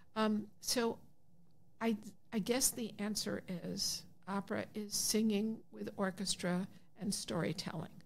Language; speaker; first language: English; native; English